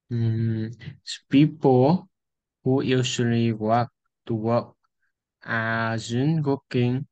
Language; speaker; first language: English; non-native, learner; Vietnamese